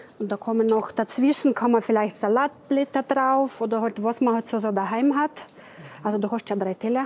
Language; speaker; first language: German; non-native, fluent; Russian